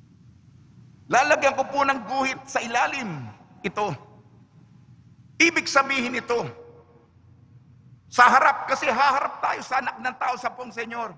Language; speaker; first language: Filipino; native; Filipino